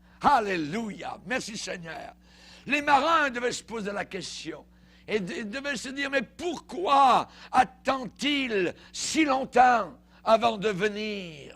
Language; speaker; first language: French; native; French